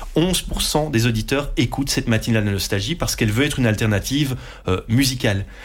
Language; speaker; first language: French; non-native, local second language; Dutch